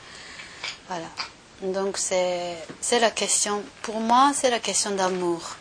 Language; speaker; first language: French; non-native, learner; Japanese